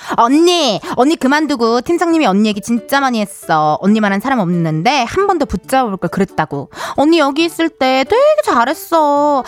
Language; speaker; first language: Korean; native; Korean